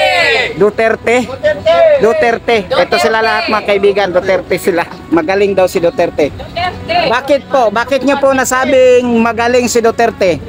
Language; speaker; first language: Filipino; non-native, local second language; Cebuano